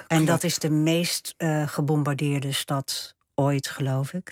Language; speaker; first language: Dutch; native; Dutch